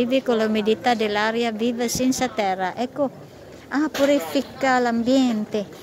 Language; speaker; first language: Italian; non-native, fluent; Filipino